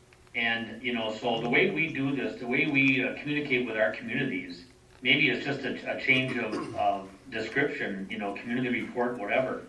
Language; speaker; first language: English; native; English